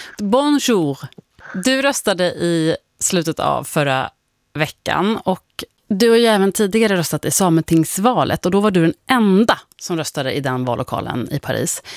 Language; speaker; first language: Swedish; native; Swedish